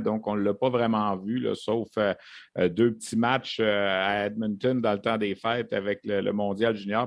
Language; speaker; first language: French; native; French